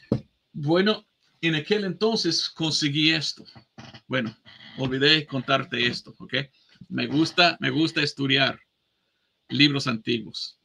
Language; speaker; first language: Spanish; non-native, fluent; English